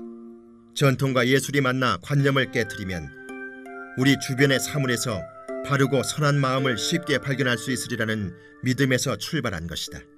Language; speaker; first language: Korean; native; Korean